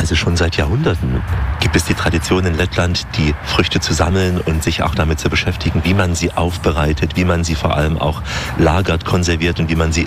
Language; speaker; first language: German; native; German